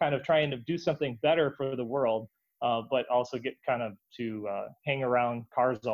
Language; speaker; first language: English; native; English